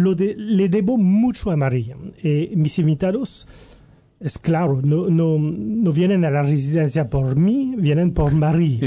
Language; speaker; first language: Spanish; non-native, learner; French